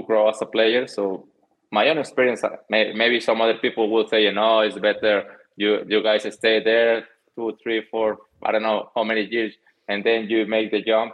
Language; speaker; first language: English; non-native, fluent; Spanish